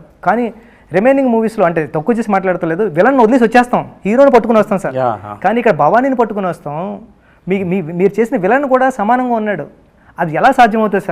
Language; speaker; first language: Telugu; native; Telugu